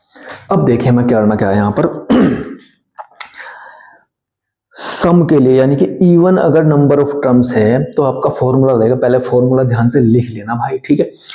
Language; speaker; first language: Hindi; native; Hindi